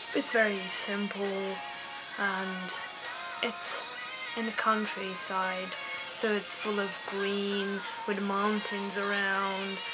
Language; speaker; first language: English; non-native, fluent; Italian